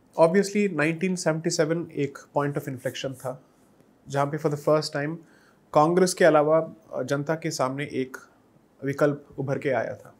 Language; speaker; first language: Hindi; non-native, local second language; Tamil